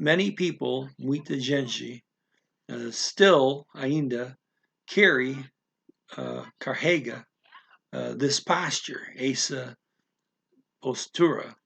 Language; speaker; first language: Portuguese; non-native, learner; English